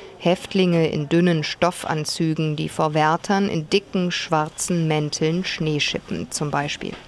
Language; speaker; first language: German; native; German